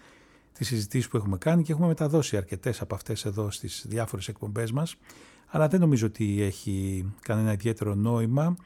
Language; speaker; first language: Greek; native; Greek